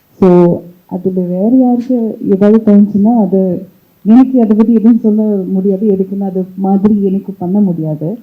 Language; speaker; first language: Tamil; early bilingual, heritage; Tamil